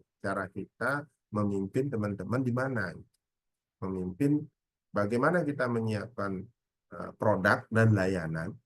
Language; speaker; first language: Indonesian; native; Indonesian